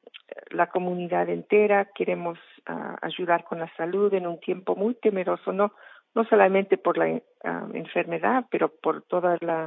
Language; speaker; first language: Spanish; non-native, fluent; English